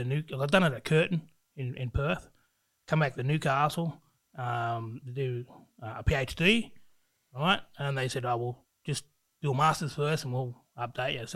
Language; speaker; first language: English; native; English